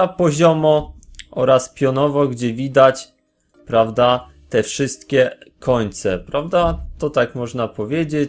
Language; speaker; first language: Polish; native; Polish